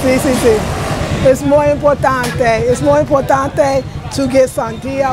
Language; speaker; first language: Spanish; non-native, learner; English